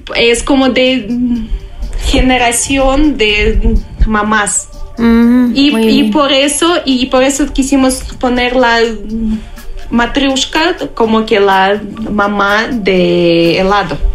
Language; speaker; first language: Spanish; non-native, learner; Russian